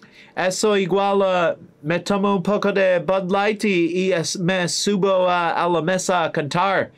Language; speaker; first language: Spanish; non-native, learner; English